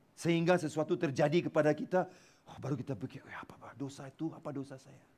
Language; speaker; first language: Malay; non-native, local second language; Tamil